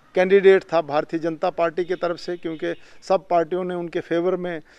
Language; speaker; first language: Hindi; native; Hindi